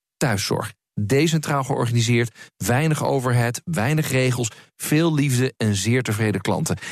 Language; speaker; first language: Dutch; native; Dutch